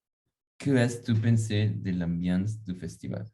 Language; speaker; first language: French; non-native, learner; Spanish